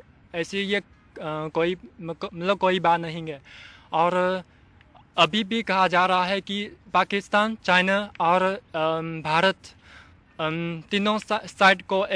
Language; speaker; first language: Hindi; non-native, fluent; Chinese